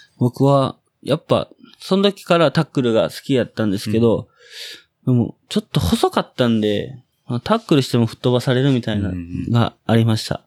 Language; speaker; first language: Japanese; native; Japanese